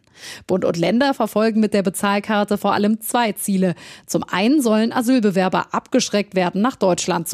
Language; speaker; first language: German; native; German